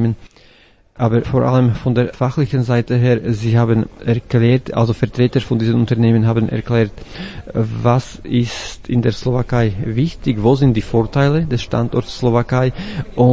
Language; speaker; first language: German; non-native, fluent; Slovak